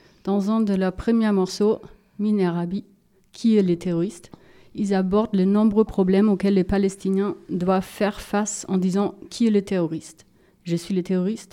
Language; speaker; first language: French; non-native, fluent; German